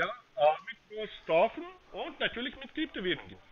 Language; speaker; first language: German; non-native, fluent; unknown